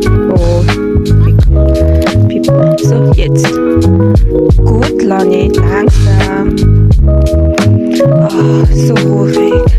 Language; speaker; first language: German; non-native, learner; Mongolian